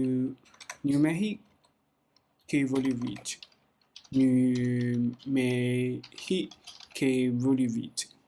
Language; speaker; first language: French; non-native, learner; Chinese